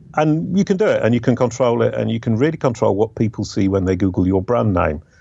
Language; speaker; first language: English; native; English